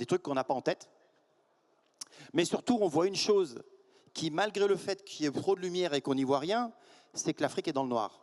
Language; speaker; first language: French; native; French